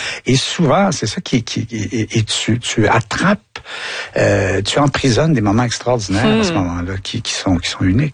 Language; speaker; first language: French; native; French